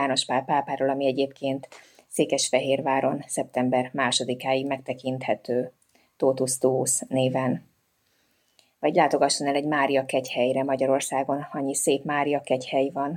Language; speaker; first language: Hungarian; native; Hungarian